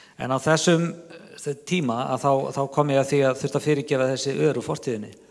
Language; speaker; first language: Icelandic; native; Icelandic